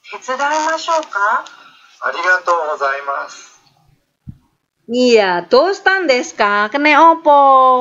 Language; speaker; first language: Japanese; non-native, fluent; Indonesian